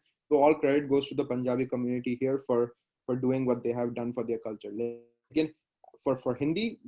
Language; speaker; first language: Hindi; native; Hindi